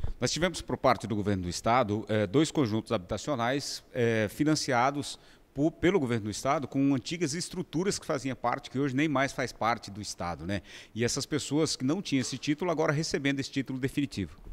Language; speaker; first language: Portuguese; native; Portuguese